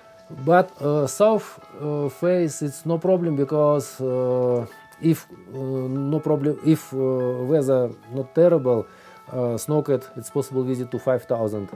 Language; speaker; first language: English; non-native, learner; Russian